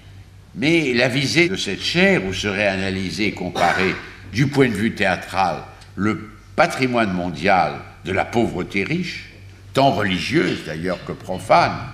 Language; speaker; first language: French; native; French